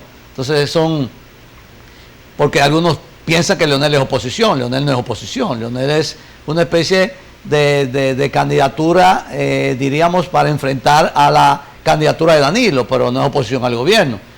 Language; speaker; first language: Spanish; native; Spanish